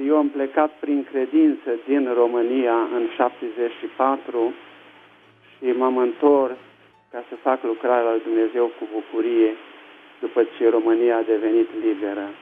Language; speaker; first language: Romanian; native; Romanian